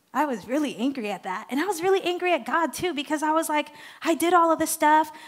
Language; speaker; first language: English; non-native, fluent; Haitian Creole